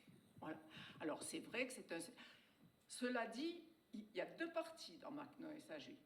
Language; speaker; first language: French; native; French